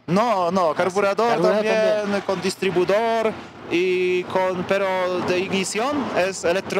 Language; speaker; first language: Spanish; non-native, learner; Polish